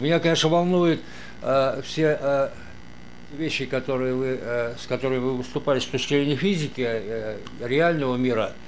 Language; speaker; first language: Russian; native; Russian